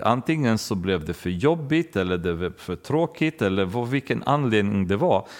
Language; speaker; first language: Swedish; non-native, fluent; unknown